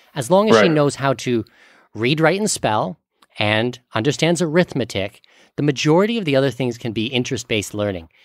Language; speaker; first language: English; native; English